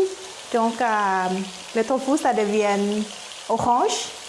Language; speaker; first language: French; non-native, learner; Thai